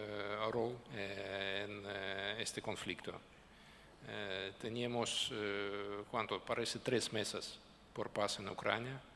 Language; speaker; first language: Spanish; non-native, learner; Ukrainian